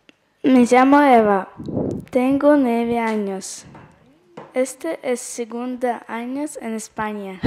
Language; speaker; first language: Spanish; non-native, learner; Russian